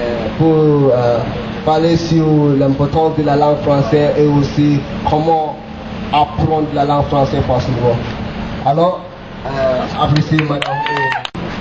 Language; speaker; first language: French; non-native, learner; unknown